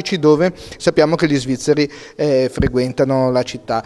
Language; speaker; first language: Italian; native; Italian